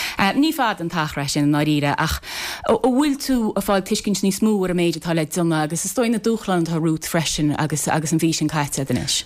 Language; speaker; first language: Irish; native; Irish